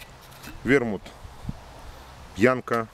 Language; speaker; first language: Russian; native; Russian